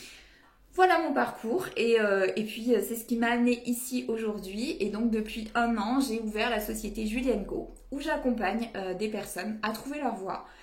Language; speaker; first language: French; native; French